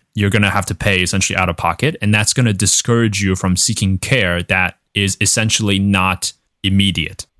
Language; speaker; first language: English; non-native, fluent; Chinese